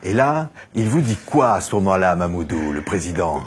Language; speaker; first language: French; native; French